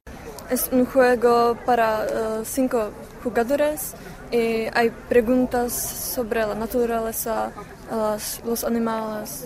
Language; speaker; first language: Spanish; non-native, learner; Czech